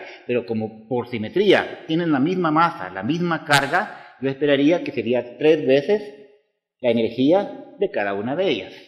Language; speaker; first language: Spanish; native; Spanish